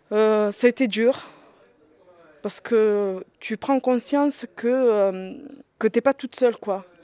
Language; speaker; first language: French; early bilingual, other home language; Riffian